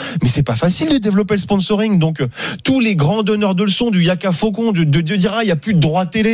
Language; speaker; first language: French; native; French